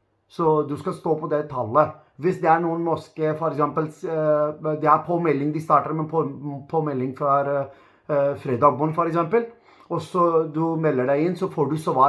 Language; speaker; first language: Norwegian; non-native, learner; Urdu